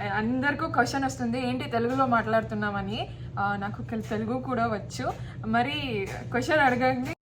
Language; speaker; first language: Telugu; non-native, local second language; Kannada